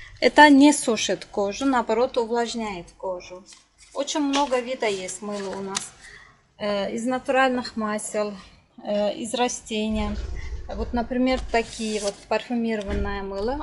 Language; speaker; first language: Russian; non-native, learner; Turkish